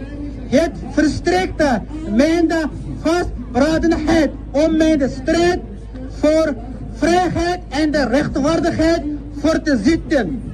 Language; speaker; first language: Dutch; non-native, fluent; Uyghur